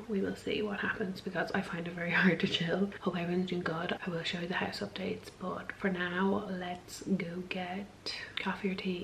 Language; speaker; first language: English; native; English